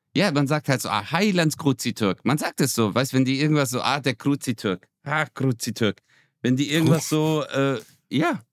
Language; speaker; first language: German; early bilingual, other home language; Turkish